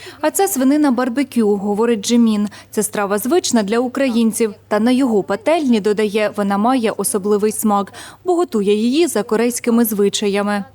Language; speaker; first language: Ukrainian; native; Ukrainian